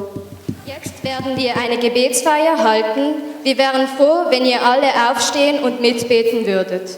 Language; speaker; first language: German; early bilingual, other home language; Tamil